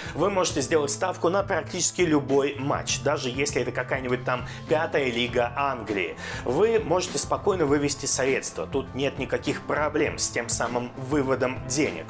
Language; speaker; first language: Russian; native; Russian